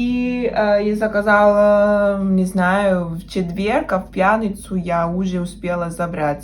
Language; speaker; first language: Russian; non-native, fluent; Spanish